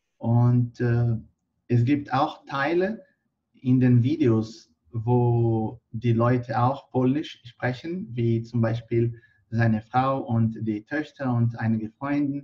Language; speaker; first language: German; non-native, fluent; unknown